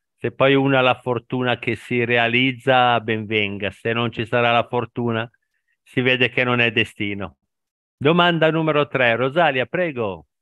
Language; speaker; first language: Italian; native; Italian